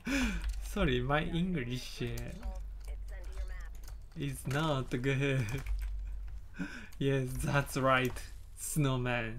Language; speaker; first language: English; non-native, learner; Japanese